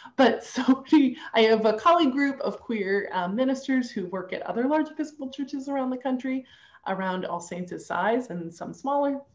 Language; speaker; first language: English; native; English